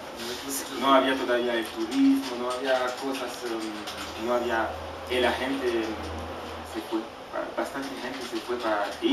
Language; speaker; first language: Spanish; non-native, fluent; French